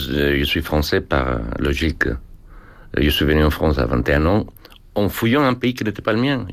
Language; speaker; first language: French; non-native, fluent; Spanish